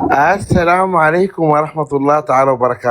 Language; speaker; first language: Arabic; native; Arabic